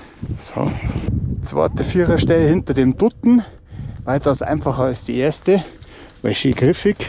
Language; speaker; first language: German; native; German